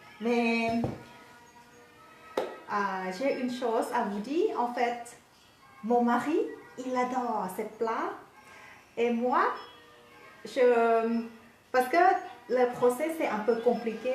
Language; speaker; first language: French; non-native, learner; Thai